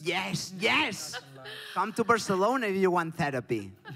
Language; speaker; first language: English; non-native, fluent; Catalan